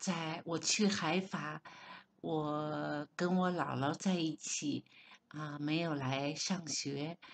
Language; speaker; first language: Chinese; non-native, learner; Hebrew